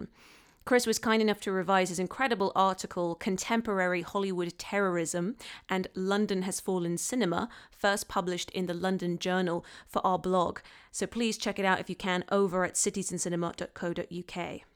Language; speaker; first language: English; non-native, local second language; Cantonese